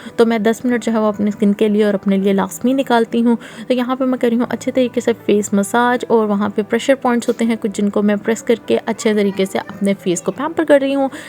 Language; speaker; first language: Urdu; native; Urdu